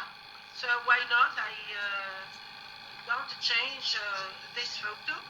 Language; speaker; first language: English; non-native, learner; Arabic